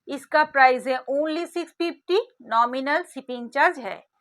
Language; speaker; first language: Hindi; non-native, local second language; Bangla